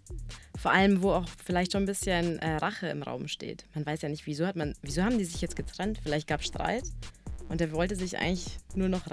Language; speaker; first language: German; native; German